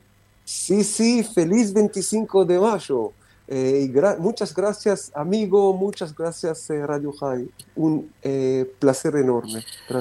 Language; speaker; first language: Spanish; non-native, fluent; Romanian